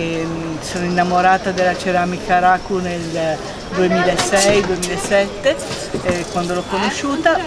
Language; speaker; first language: Italian; native; Italian